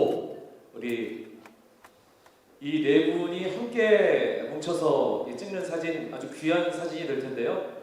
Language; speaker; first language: Korean; native; Korean